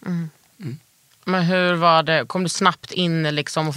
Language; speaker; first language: Swedish; native; Swedish